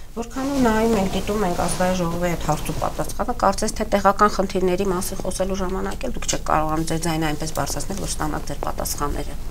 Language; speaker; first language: Armenian; native; Armenian